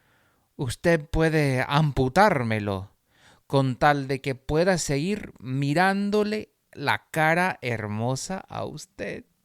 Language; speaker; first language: Spanish; non-native, fluent; English